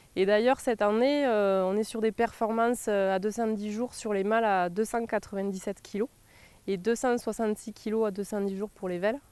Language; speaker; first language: French; native; French